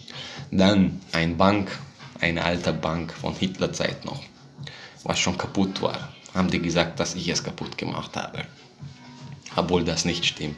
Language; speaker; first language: German; non-native, fluent; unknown